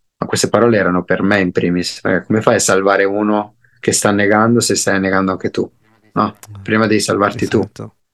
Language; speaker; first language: Italian; native; Italian